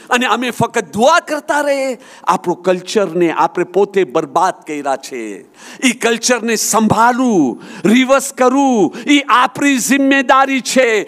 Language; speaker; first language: Gujarati; early bilingual, heritage; Gujarati